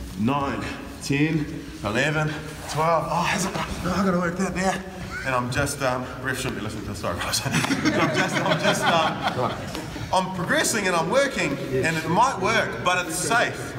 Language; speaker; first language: English; native; English